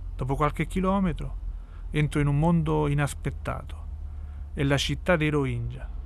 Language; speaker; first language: Italian; native; Italian